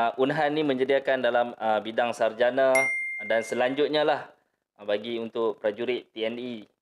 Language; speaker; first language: Malay; native; Malay